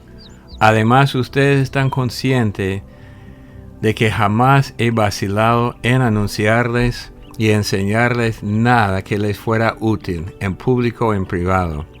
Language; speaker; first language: Spanish; native; Spanish